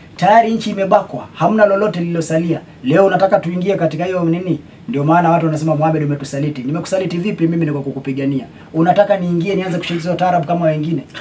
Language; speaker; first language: Swahili; native; Swahili